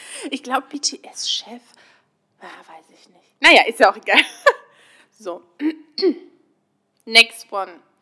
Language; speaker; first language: German; native; German